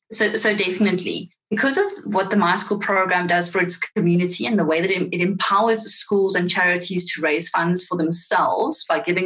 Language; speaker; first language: English; non-native, local second language; Afrikaans